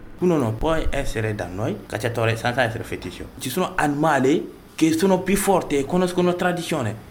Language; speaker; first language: Italian; non-native, learner; Bambara